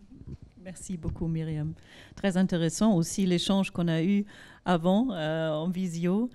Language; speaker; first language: French; non-native, fluent; German